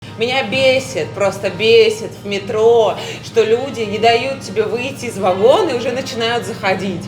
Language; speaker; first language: Russian; native; Russian